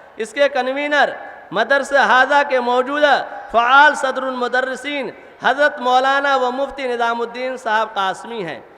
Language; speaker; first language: Urdu; native; Urdu